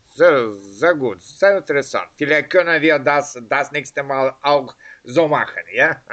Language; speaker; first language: German; non-native, learner; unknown